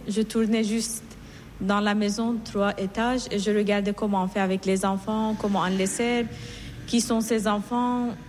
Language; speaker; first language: French; non-native, fluent; Persian